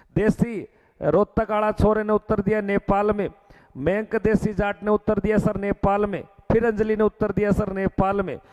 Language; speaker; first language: Hindi; native; Hindi